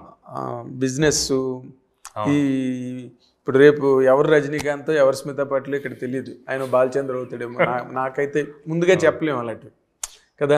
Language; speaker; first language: Telugu; native; Telugu